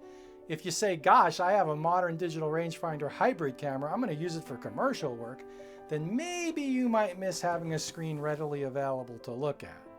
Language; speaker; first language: English; native; English